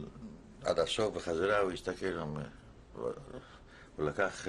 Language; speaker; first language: Hebrew; non-native, fluent; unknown